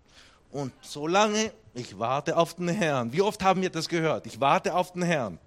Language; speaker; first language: German; non-native, fluent; Spanish